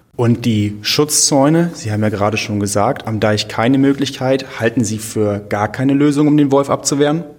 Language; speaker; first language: German; native; German